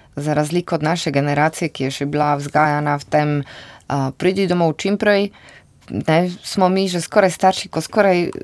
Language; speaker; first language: Slovenian; non-native, fluent; Slovak